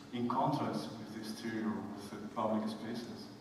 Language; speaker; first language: English; non-native, fluent; Spanish